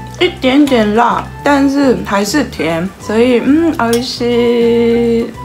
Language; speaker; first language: Chinese; non-native, learner; Japanese